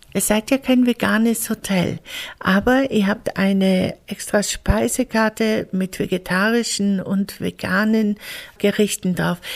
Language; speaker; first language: German; native; German